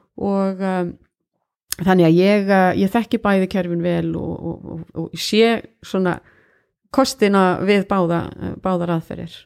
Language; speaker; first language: Icelandic; native; Icelandic